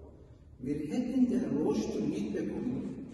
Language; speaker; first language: German; non-native, learner; Turkish